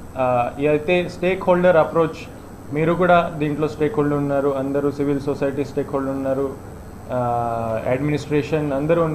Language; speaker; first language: Telugu; non-native, learner; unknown